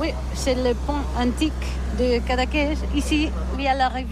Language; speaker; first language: French; non-native, learner; Catalan